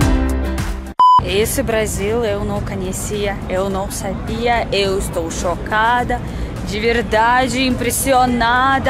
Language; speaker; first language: Portuguese; non-native, fluent; Russian